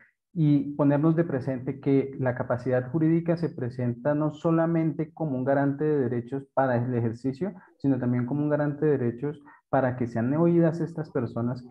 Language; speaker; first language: Spanish; native; Spanish